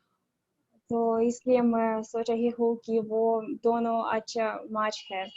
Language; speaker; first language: Hindi; non-native, learner; Russian